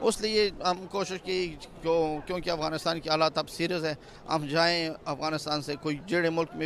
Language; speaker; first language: Hindi; non-native, fluent; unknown